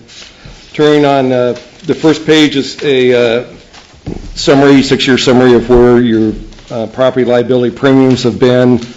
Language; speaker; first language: English; native; English